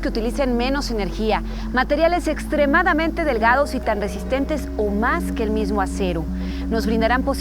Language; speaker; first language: Spanish; native; Spanish